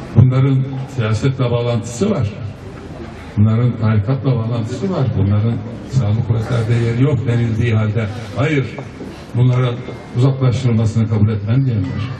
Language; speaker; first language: Turkish; native; Turkish